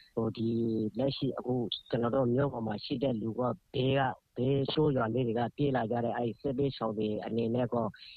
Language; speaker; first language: Burmese; native; Burmese